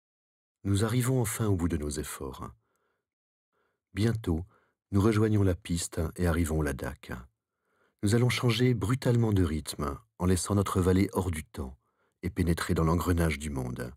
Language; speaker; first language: French; native; French